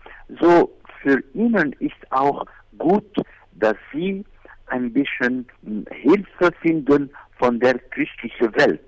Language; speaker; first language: German; non-native, fluent; Arabic